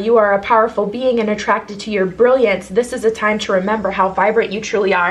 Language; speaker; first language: English; native; English